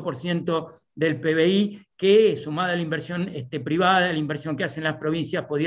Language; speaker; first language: Spanish; native; Spanish